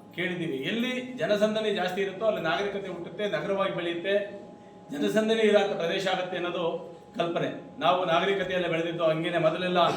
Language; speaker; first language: Kannada; native; Kannada